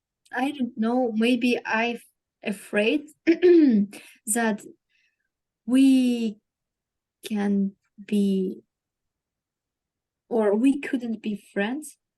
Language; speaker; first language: English; non-native, learner; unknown